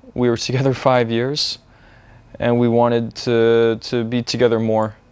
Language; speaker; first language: English; native; English